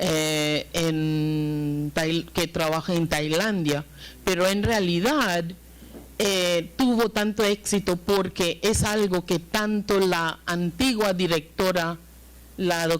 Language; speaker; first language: Spanish; non-native, fluent; English